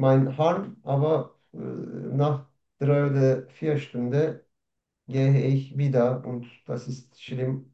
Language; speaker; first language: German; non-native, learner; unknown